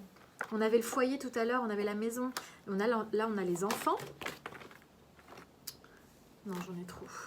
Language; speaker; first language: French; native; French